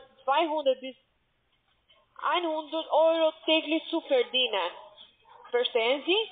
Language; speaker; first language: German; non-native, learner; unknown